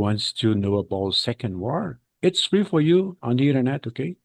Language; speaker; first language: English; non-native, fluent; Portuguese